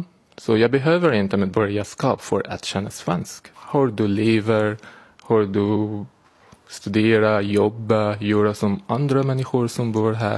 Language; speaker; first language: Swedish; non-native, learner; Arabic